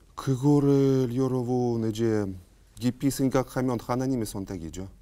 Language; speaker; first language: Korean; non-native, fluent; Ukrainian